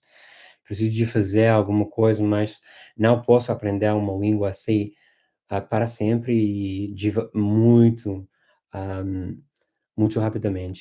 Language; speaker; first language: Portuguese; non-native, fluent; English